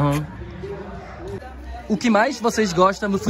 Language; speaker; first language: Portuguese; non-native, learner; German